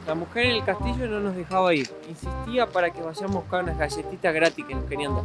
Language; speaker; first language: Spanish; native; Spanish